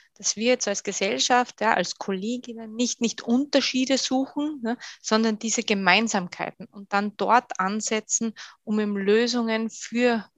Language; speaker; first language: German; native; German